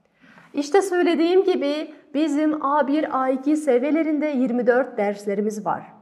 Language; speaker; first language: Turkish; non-native, fluent; Kazakh